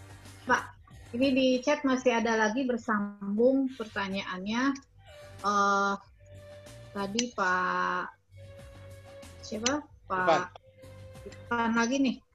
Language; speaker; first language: Indonesian; native; Indonesian